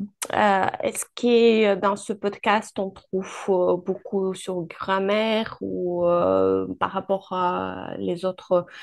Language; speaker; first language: French; non-native, fluent; Ukrainian